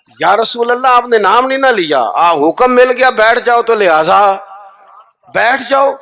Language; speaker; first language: Urdu; non-native, local second language; Punjabi